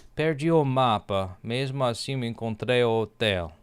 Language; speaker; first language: Portuguese; non-native, learner; English